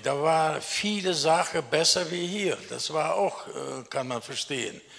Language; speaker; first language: German; early bilingual, other home language; Russian